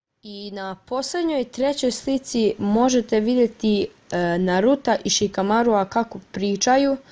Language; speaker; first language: Bosnian; native; Bosnian